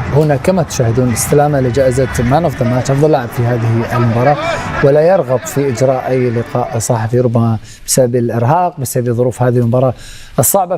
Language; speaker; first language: Arabic; native; Arabic